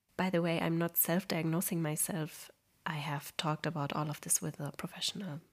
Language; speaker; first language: English; non-native, fluent; Polish